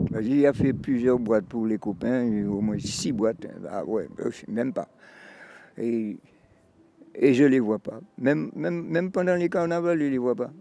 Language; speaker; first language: French; native; French